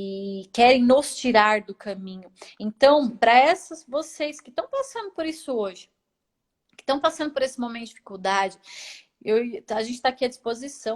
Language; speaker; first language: Portuguese; native; Portuguese